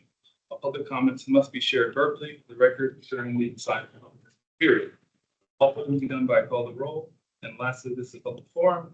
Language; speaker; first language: English; native; English